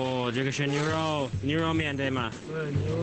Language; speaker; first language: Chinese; non-native, fluent; English